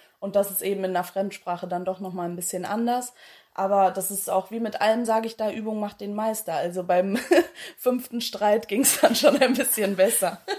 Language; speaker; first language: German; native; German